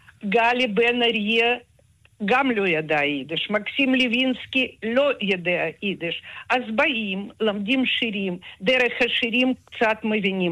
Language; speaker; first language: Hebrew; non-native, fluent; Russian